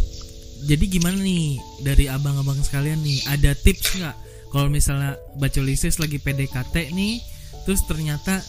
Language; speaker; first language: Indonesian; native; Indonesian